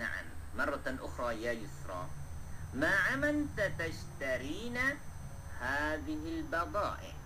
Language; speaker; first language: Arabic; non-native, fluent; Malay